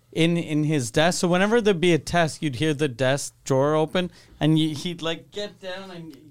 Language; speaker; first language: English; native; English